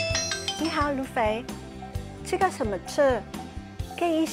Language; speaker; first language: Chinese; non-native, learner; Spanish